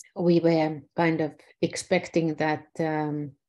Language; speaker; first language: English; non-native, fluent; Finnish